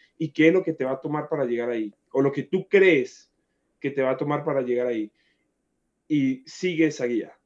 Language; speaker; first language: Spanish; native; Spanish